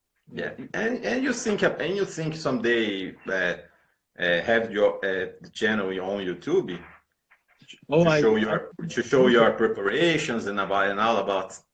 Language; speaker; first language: English; non-native, learner; Portuguese